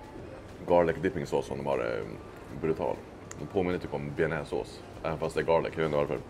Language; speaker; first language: Swedish; native; Swedish